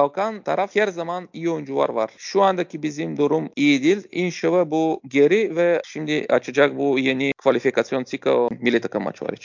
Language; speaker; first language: Turkish; non-native, learner; Bulgarian